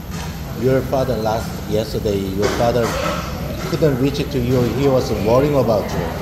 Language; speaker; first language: English; non-native, learner; Korean